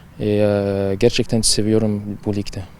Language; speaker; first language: Turkish; early bilingual, heritage; Turkish